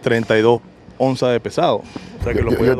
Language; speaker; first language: Spanish; native; Spanish